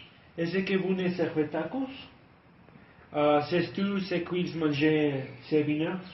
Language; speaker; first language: French; non-native, learner; Spanish